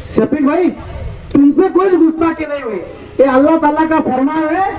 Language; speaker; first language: Hindi; non-native, local second language; Marathi